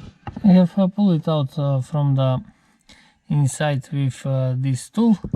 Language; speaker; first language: English; non-native, fluent; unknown